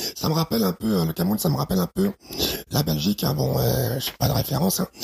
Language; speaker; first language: French; early bilingual, other home language; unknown